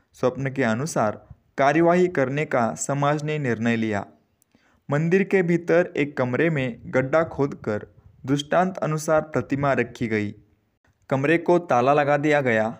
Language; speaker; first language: Hindi; non-native, local second language; Marathi